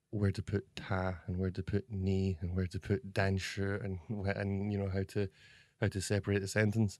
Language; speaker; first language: English; native; English